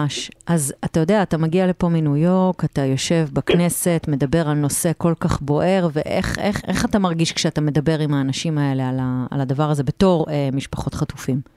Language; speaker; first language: Hebrew; native; Hebrew